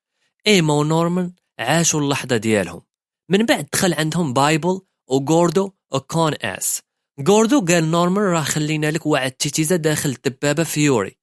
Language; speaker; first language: Arabic; native; Arabic